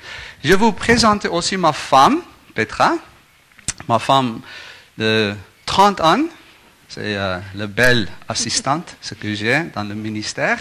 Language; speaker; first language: French; non-native, learner; Afrikaans